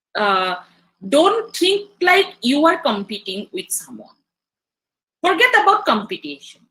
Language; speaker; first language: English; non-native, local second language; Assamese